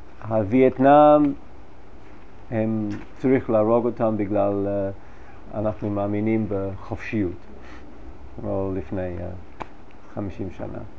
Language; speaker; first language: Hebrew; non-native, fluent; English